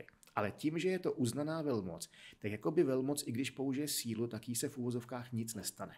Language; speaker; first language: Czech; native; Czech